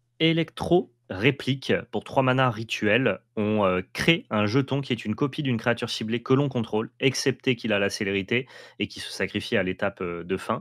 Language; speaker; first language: French; native; French